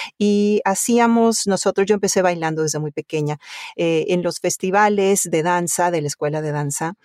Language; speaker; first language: Spanish; early bilingual, other home language; Italian